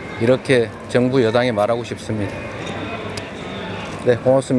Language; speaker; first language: Korean; native; Korean